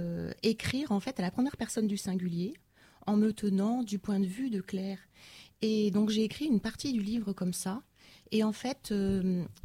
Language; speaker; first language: French; native; French